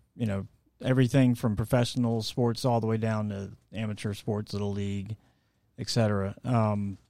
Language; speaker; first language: English; native; English